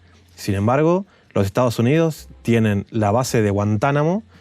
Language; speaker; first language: Spanish; native; Spanish